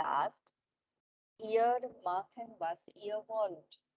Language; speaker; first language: German; non-native, learner; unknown